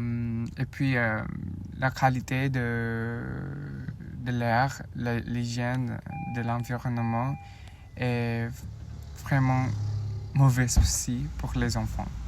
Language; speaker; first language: French; non-native, learner; Indonesian